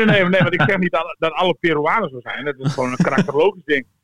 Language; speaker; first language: Dutch; native; Dutch